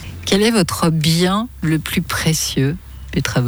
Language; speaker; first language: French; native; French